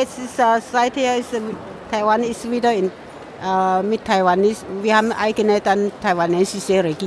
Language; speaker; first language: German; non-native, fluent; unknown